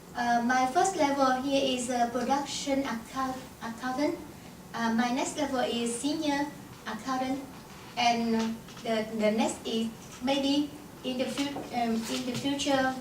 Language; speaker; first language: English; non-native, learner; Vietnamese